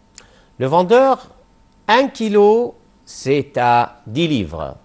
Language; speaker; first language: French; non-native, fluent; Arabic